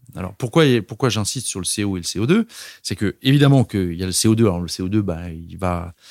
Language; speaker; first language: French; native; French